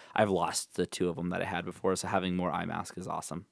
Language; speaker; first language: English; native; English